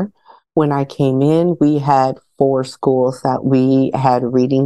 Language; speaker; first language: English; native; English